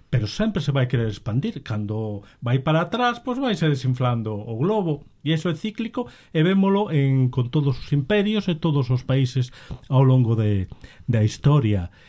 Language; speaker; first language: Galician; native; Galician